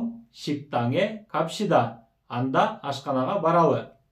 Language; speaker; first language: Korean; non-native, fluent; Kyrgyz